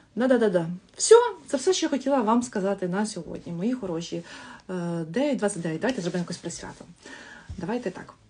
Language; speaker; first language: Ukrainian; non-native, local second language; Russian